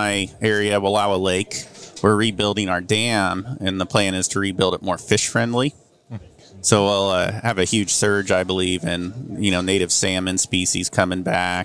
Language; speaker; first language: English; native; English